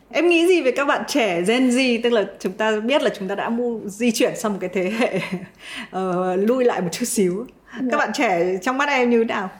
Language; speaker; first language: Vietnamese; native; Vietnamese